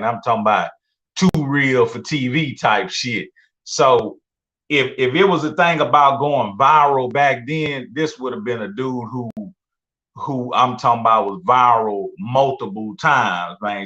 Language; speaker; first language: English; native; English